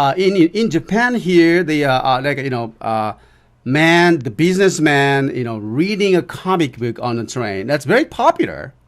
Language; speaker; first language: English; non-native, learner; Japanese